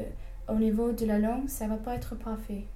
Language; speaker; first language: French; non-native, fluent; English